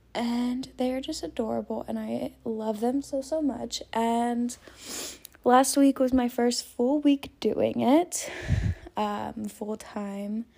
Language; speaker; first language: English; native; English